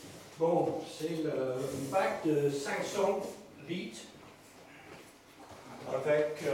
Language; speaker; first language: French; non-native, learner; English